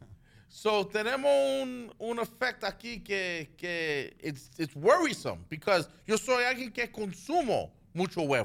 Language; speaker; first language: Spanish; early bilingual, other home language; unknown